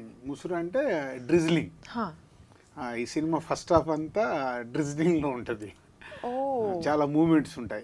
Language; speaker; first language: Telugu; native; Telugu